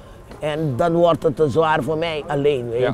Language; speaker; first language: Dutch; non-native, fluent; Papiamento